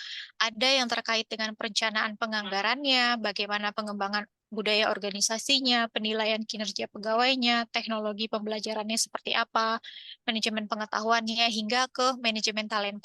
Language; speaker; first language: Indonesian; native; Indonesian